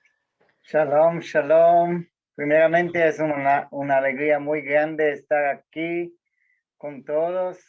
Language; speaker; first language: Spanish; non-native, learner; Portuguese